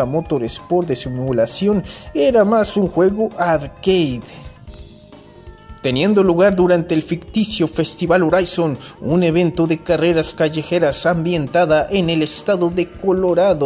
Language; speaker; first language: Spanish; native; Spanish